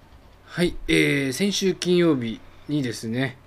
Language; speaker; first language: Japanese; native; Japanese